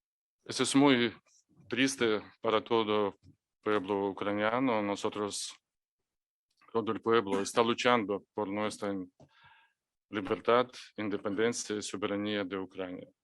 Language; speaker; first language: Spanish; non-native, fluent; Ukrainian